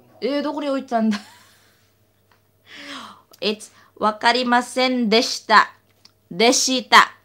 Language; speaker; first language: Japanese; non-native, learner; Filipino